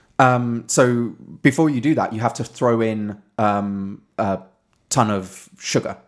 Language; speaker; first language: English; native; English